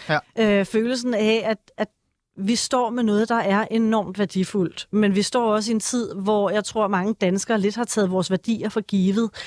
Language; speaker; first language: Danish; native; Danish